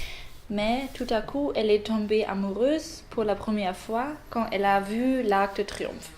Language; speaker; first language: French; non-native, learner; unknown